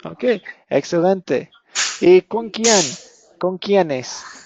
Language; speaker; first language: Spanish; non-native, fluent; English